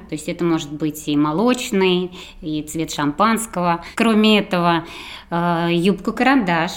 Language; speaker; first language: Russian; native; Russian